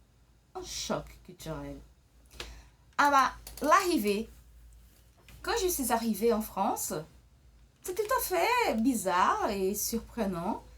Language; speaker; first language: French; early bilingual, other home language; Portuguese